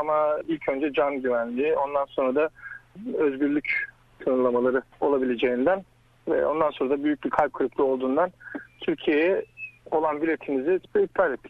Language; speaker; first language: Turkish; native; Turkish